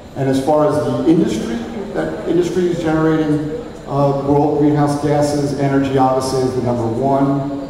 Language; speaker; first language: English; native; English